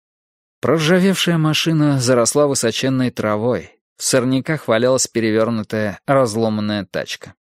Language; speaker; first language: Russian; native; Russian